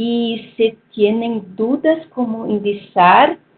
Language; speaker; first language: Spanish; non-native, fluent; Portuguese